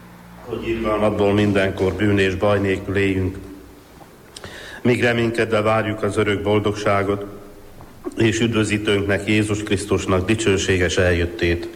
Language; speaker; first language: Hungarian; native; Hungarian